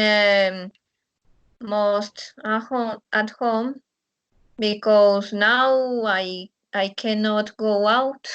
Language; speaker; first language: English; non-native, learner; Spanish